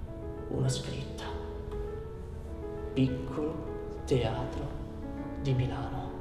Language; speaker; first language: Italian; native; Italian